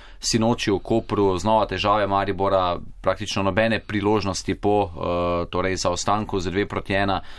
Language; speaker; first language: Slovenian; native; Slovenian